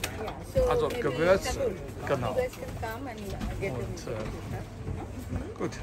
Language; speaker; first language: German; non-native, fluent; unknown